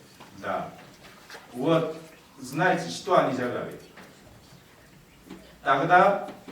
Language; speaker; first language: Russian; non-native, learner; Korean